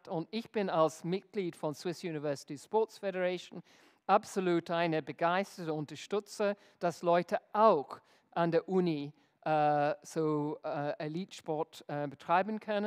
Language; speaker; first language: German; non-native, fluent; English